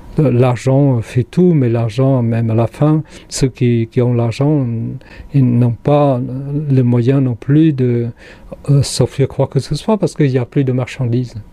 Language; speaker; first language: French; non-native, local second language; Khmer